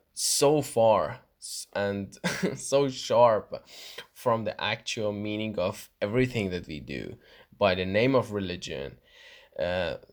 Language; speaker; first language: English; non-native, fluent; Persian